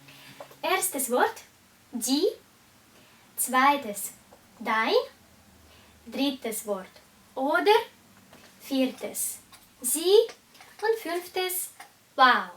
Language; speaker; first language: German; non-native, fluent; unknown